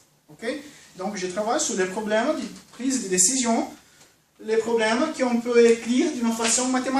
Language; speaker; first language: French; non-native, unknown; Portuguese